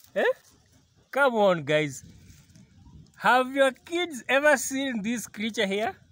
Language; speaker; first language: English; non-native, local second language; Luyia